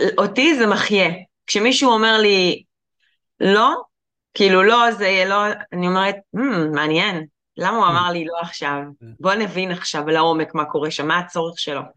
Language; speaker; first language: Hebrew; early bilingual, other home language; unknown